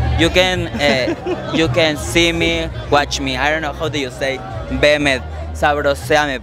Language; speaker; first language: English; non-native, learner; Spanish